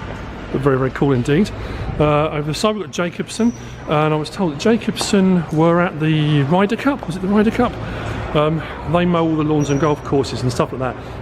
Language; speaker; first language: English; native; English